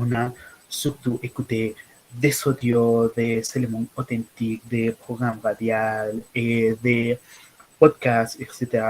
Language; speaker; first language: French; non-native, learner; Spanish